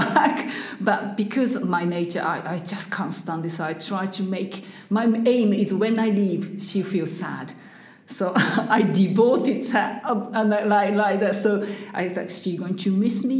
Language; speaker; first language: English; non-native, learner; Japanese